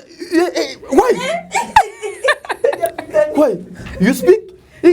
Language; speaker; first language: English; non-native, learner; Lingala